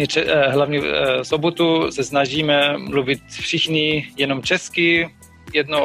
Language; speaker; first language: Czech; non-native, fluent; German